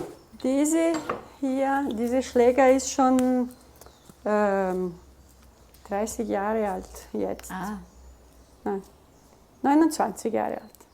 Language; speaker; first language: German; early bilingual, heritage; German